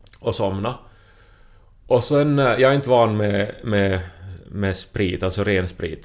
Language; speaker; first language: Swedish; native; Swedish